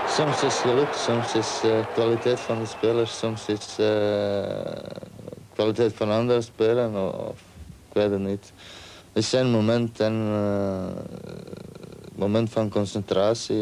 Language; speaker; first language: Dutch; non-native, learner; Croatian